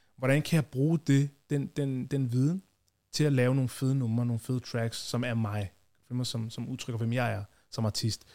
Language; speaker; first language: Danish; early bilingual, other home language; Ganda